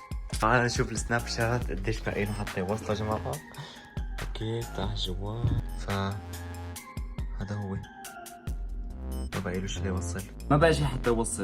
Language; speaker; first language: Arabic; native; Arabic